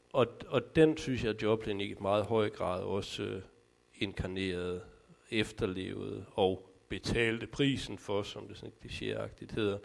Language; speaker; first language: Danish; native; Danish